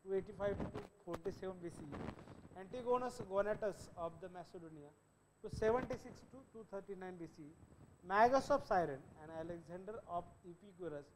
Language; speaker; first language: English; non-native, local second language; Marathi